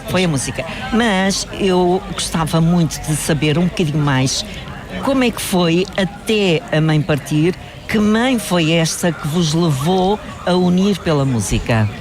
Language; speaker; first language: Portuguese; native; Portuguese